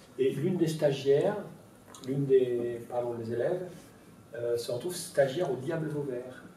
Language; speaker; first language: French; non-native, local second language; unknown